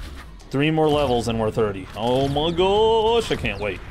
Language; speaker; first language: English; native; English